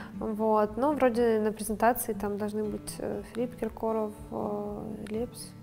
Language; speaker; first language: Russian; non-native, local second language; Ukrainian